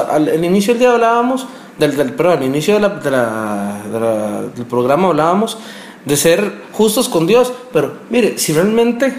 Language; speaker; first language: Spanish; native; Spanish